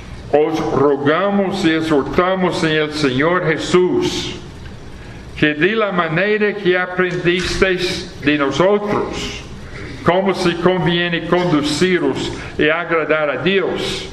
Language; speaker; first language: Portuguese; non-native, fluent; English